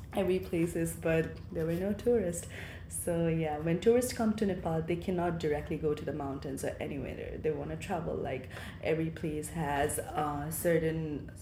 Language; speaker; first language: English; non-native, local second language; Nepali